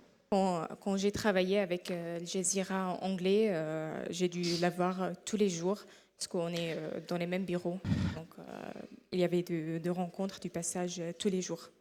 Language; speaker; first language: French; non-native, fluent; Arabic